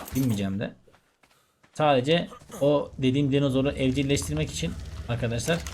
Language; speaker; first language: Turkish; native; Turkish